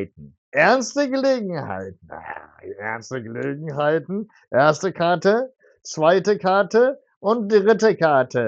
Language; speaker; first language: German; non-native, fluent; Turkish